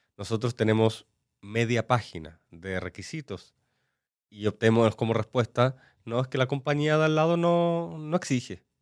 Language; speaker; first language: Spanish; native; Spanish